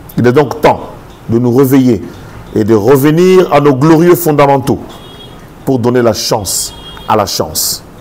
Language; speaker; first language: French; non-native, local second language; Lingala